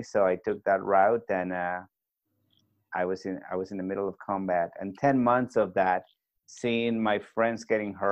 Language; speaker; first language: English; non-native, fluent; Spanish